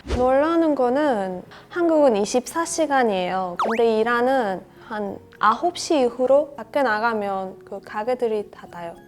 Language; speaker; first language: Korean; non-native, learner; Persian